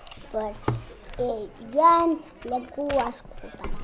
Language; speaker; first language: Basque; non-native, local second language; Spanish